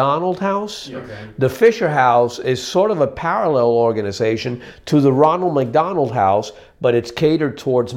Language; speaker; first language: English; native; English